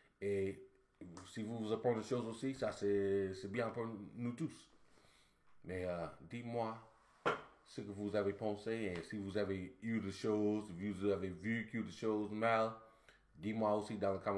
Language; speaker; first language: French; non-native, learner; English